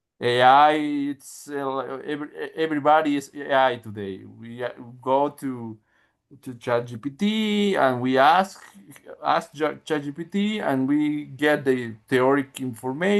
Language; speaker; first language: English; non-native, learner; Spanish